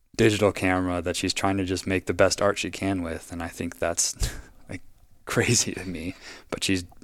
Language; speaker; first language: English; native; English